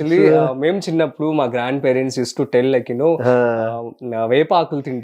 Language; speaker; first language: Telugu; native; Telugu